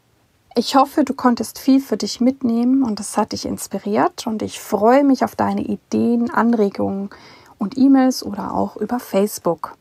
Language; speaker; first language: German; native; German